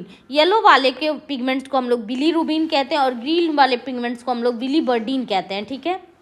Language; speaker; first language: Hindi; native; Hindi